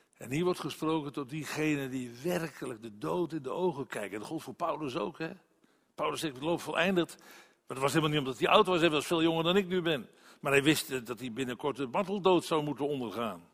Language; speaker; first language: Dutch; native; Dutch